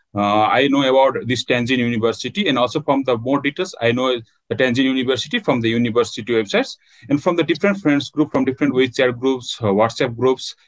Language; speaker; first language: English; non-native, local second language; Nepali